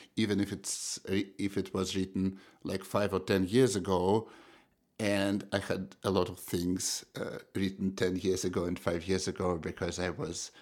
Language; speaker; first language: English; non-native, fluent; Russian